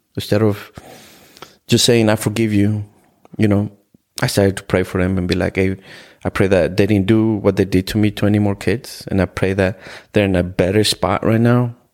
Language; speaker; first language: English; non-native, fluent; Spanish